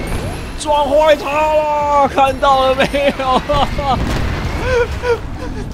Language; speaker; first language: Chinese; native; Chinese